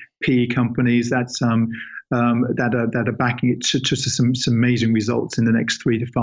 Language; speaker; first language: English; native; English